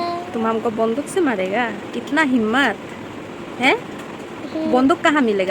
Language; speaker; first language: Hindi; non-native, local second language; Bangla